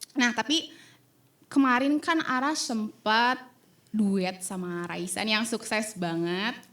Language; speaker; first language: Indonesian; native; Indonesian